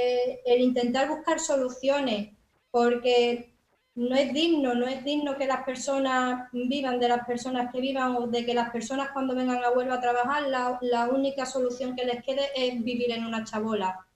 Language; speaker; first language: Spanish; native; Spanish